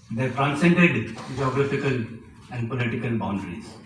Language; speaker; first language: English; non-native, local second language; Marathi